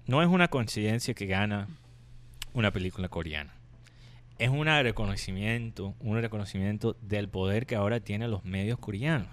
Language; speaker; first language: Spanish; non-native, fluent; English